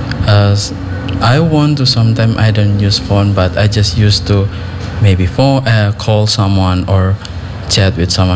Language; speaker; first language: English; non-native, learner; Indonesian